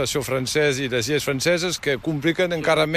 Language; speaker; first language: Catalan; native; Catalan